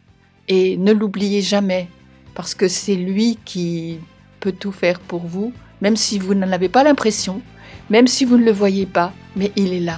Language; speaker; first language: French; native; French